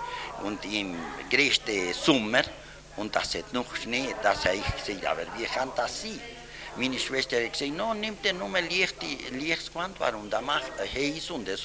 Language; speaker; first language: German; early bilingual, heritage; German